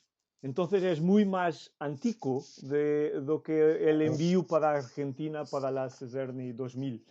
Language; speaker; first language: Spanish; non-native, fluent; Portuguese